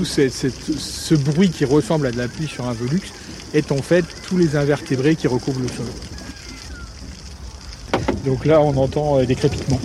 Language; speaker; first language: French; native; French